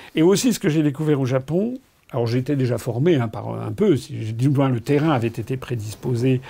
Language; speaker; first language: French; native; French